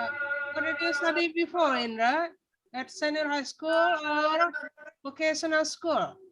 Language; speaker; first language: English; non-native, fluent; Indonesian